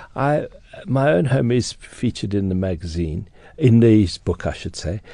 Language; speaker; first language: English; native; English